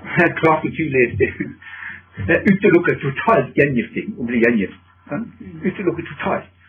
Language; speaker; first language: Norwegian; non-native, fluent; English